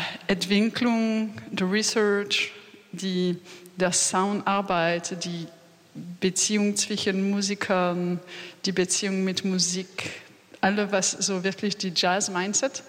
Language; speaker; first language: German; non-native, learner; French